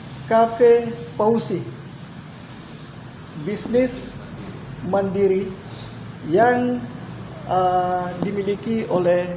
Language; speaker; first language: Indonesian; native; Indonesian